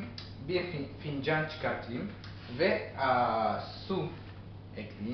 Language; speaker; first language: Turkish; non-native, learner; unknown